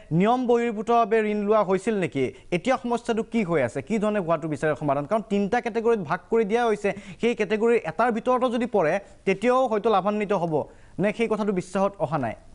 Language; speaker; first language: Assamese; native; Assamese